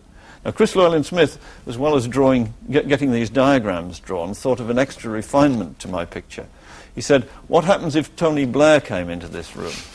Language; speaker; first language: English; native; English